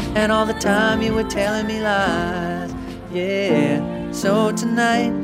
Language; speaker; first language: English; native; English